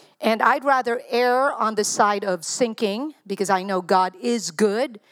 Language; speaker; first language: English; non-native, local second language; Filipino